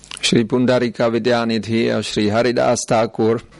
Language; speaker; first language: English; non-native, fluent; Czech